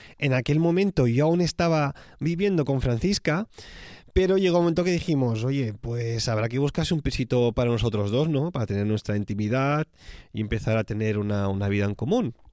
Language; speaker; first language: Spanish; native; Spanish